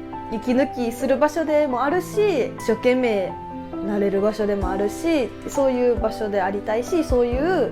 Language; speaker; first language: Japanese; native; Japanese